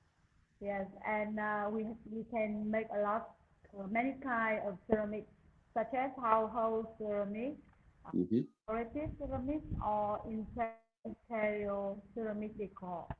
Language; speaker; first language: English; non-native, learner; Vietnamese